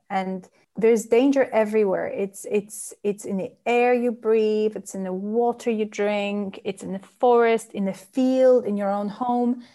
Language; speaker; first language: English; non-native, fluent; Polish